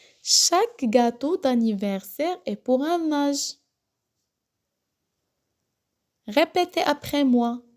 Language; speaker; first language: French; non-native, local second language; Arabic